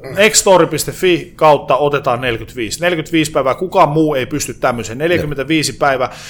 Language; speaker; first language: Finnish; native; Finnish